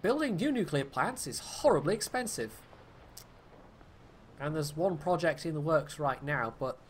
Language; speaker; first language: English; native; English